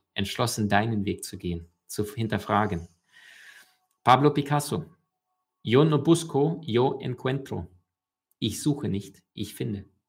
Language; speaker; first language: German; early bilingual, other home language; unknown